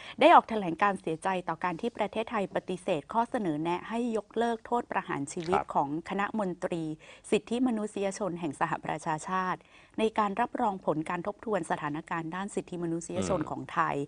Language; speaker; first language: Thai; native; Thai